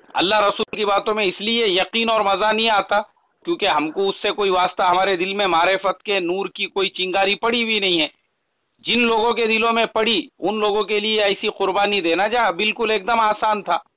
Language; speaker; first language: Hindi; non-native, local second language; Urdu